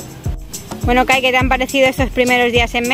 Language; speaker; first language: Spanish; native; Spanish